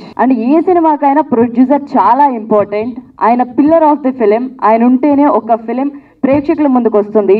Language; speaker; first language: Telugu; native; Telugu